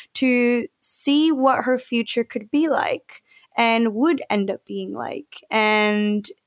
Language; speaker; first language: English; early bilingual, other home language; Spanish